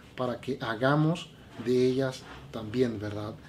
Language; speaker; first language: Spanish; native; Spanish